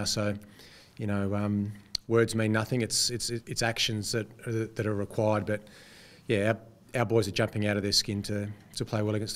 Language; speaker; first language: English; native; English